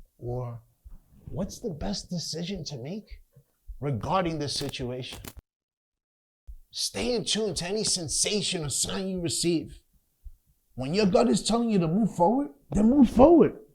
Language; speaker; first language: English; native; English